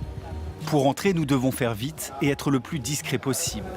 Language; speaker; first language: French; native; French